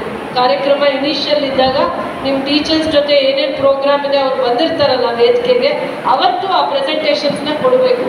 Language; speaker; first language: Kannada; native; Kannada